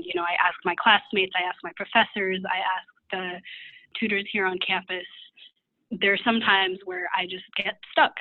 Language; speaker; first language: English; native; English